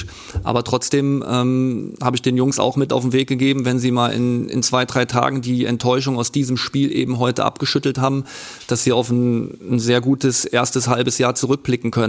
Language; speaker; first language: German; native; German